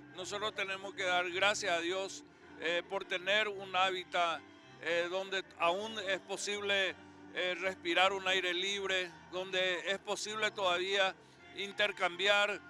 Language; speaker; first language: Spanish; native; Spanish